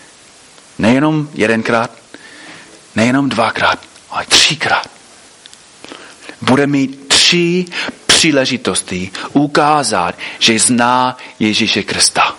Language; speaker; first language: Czech; non-native, fluent; English